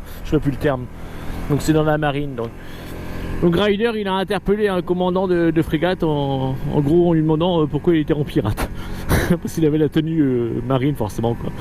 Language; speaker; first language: French; native; French